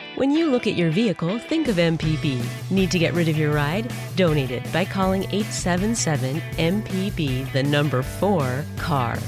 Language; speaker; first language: English; native; English